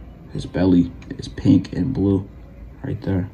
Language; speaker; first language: English; native; English